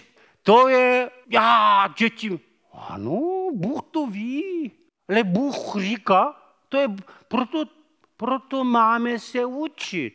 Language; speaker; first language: Czech; non-native, fluent; Korean